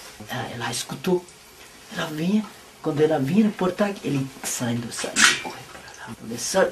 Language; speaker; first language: Portuguese; non-native, learner; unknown